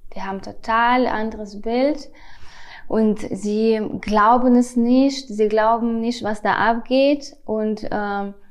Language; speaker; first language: German; non-native, fluent; Russian